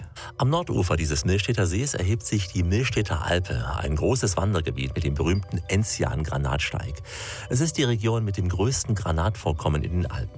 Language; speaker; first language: German; native; German